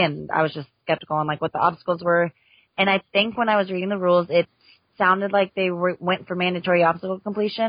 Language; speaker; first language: English; native; English